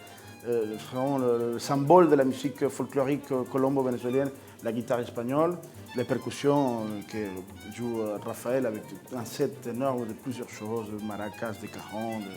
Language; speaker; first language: French; non-native, fluent; Spanish